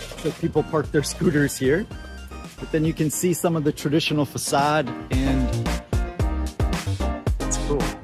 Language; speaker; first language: English; native; English